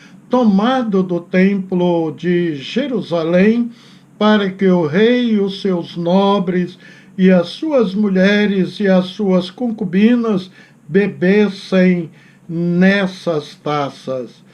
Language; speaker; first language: Portuguese; native; Portuguese